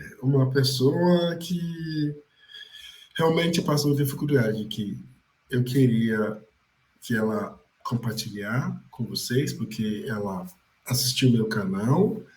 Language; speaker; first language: Portuguese; non-native, fluent; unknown